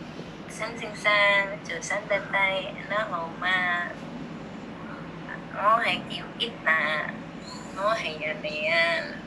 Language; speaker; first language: Cantonese; non-native, learner; Indonesian